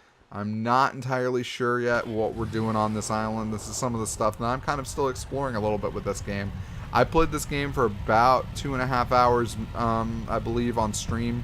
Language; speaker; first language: English; native; English